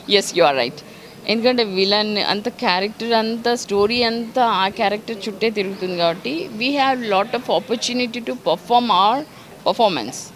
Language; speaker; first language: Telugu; non-native, local second language; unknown